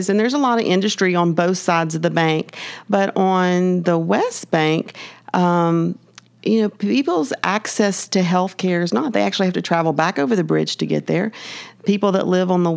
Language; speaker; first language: English; native; English